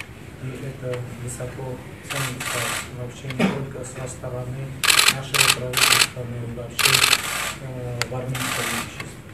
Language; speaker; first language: Russian; non-native, fluent; Armenian